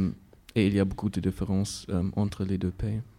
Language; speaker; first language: French; non-native, learner; German